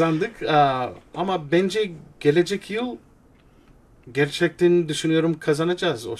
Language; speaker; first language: Turkish; non-native, learner; English